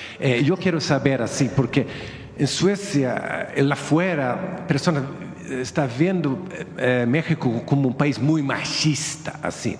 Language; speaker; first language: Spanish; non-native, fluent; Swedish